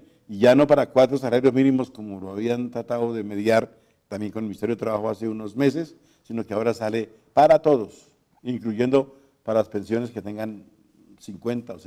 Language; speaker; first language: Spanish; native; Spanish